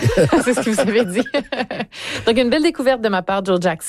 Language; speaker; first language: French; native; French